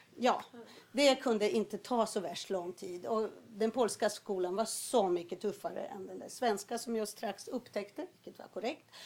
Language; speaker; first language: Swedish; early bilingual, other home language; Polish